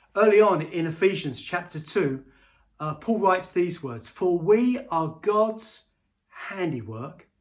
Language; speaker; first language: English; native; English